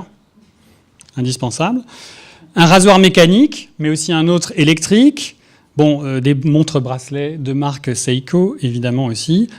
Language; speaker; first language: French; native; French